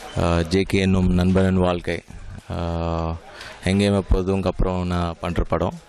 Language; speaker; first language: Tamil; non-native, learner; Telugu